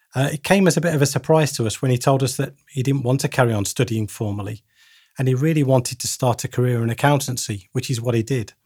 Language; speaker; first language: English; native; English